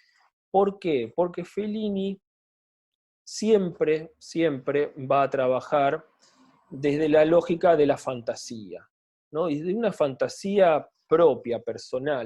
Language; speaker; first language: Spanish; native; Spanish